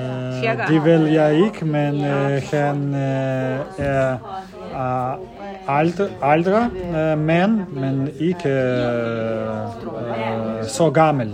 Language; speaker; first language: Danish; non-native, learner; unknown